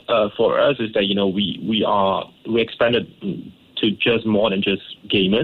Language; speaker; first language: English; non-native, local second language; Cantonese